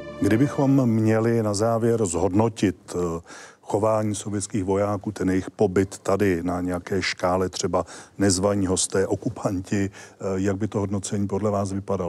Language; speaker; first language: Czech; native; Czech